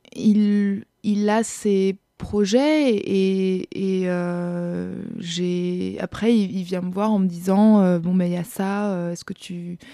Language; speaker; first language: French; non-native, fluent; German